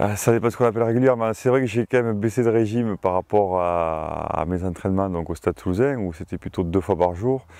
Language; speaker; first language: French; native; French